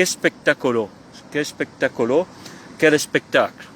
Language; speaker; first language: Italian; non-native, fluent; French